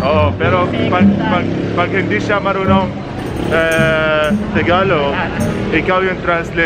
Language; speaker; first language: Filipino; non-native, learner; Arabic